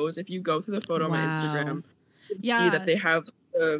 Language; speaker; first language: English; native; English